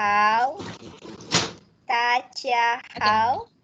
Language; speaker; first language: Chinese; non-native, learner; Malay